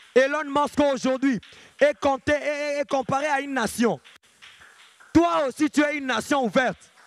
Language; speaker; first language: French; non-native, local second language; Lingala